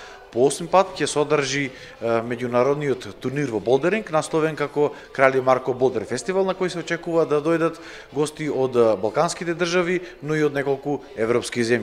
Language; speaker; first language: Macedonian; native; Macedonian